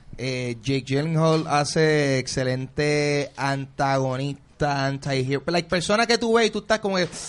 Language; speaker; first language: Spanish; native; Spanish